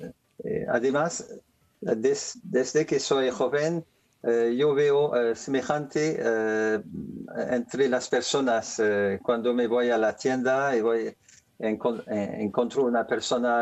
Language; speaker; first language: Spanish; non-native, learner; French